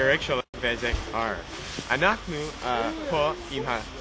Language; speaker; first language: Hebrew; non-native, learner; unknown